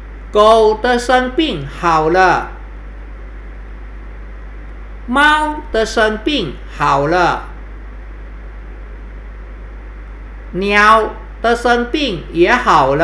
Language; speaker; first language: Chinese; non-native, fluent; Thai